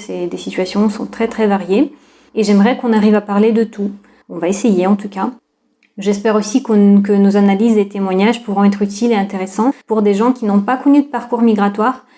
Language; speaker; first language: French; non-native, fluent; Russian